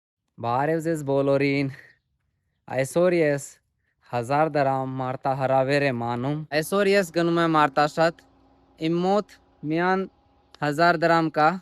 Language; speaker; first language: Armenian; non-native, learner; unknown